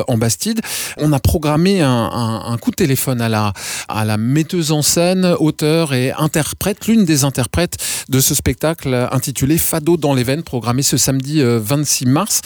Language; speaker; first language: French; native; French